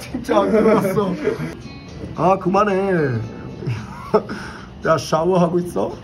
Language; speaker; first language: Korean; non-native, fluent; Italian